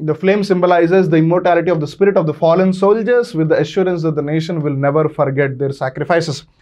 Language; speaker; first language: English; non-native, local second language; Telugu